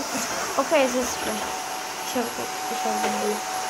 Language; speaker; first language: German; non-native, learner; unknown